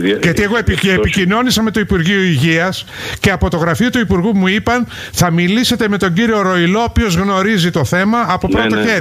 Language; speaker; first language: Greek; native; Greek